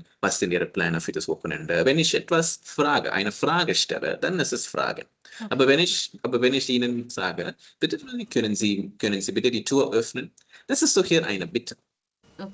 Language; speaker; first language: German; non-native, fluent; Tamil